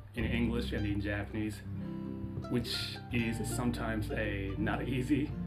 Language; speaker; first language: English; non-native, fluent; Japanese